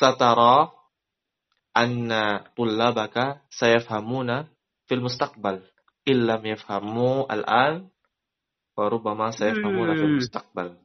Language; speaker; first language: Arabic; non-native, fluent; Indonesian